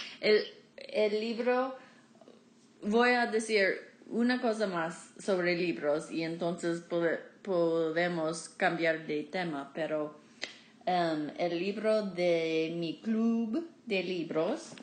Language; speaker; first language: Spanish; non-native, fluent; English